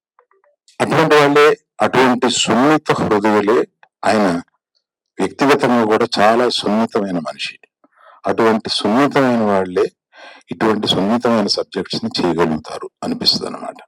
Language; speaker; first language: Telugu; native; Telugu